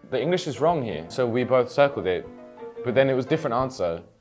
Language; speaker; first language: English; native; English